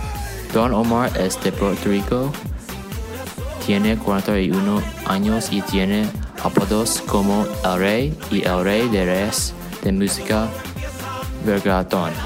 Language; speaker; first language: Spanish; non-native, learner; English